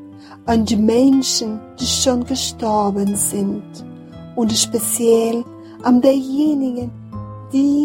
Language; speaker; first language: German; non-native, fluent; Portuguese